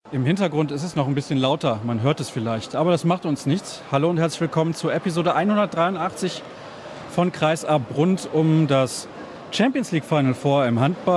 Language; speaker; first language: German; native; German